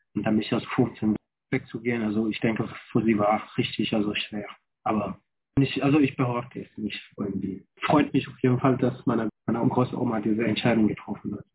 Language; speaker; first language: German; non-native, fluent; Fula